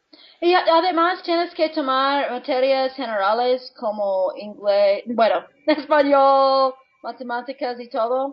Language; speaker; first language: Spanish; non-native, fluent; English